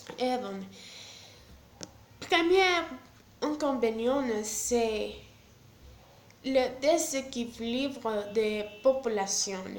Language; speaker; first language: French; non-native, learner; Spanish